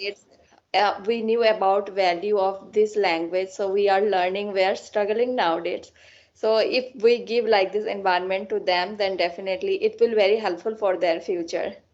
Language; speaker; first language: English; non-native, learner; Assamese